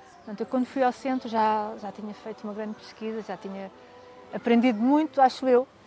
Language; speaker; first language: Portuguese; native; Portuguese